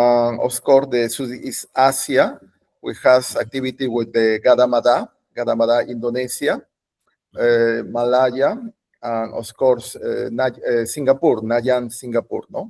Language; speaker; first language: English; non-native, learner; Spanish